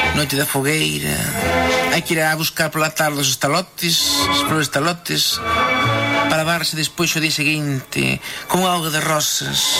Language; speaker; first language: Galician; native; Galician